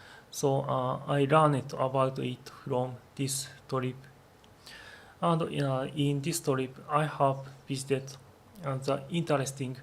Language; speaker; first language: English; non-native, learner; Japanese